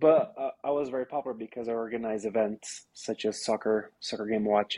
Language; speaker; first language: English; non-native, fluent; Portuguese